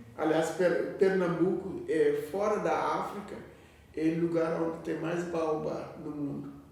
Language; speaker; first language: Portuguese; non-native, fluent; Wolof